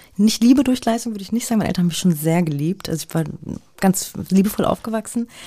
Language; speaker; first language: German; native; German